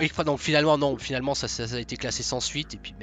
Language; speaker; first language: French; native; French